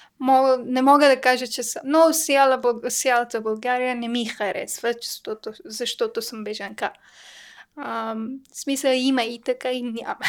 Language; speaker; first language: Bulgarian; non-native, learner; Persian